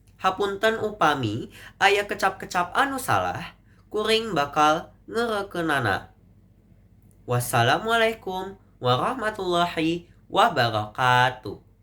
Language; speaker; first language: Sundanese; non-native, local second language; Indonesian